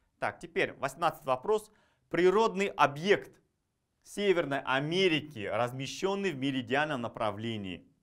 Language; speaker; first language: Russian; non-native, local second language; Kazakh